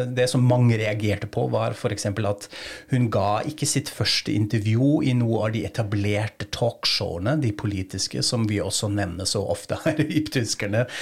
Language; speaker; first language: Norwegian; non-native, fluent; German